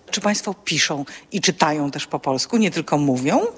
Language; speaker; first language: Polish; native; Polish